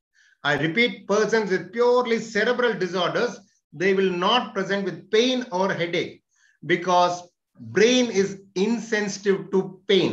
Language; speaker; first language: English; non-native, local second language; Telugu